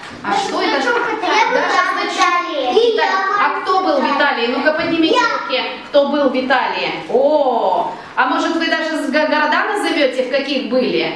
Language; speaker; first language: Russian; native; Russian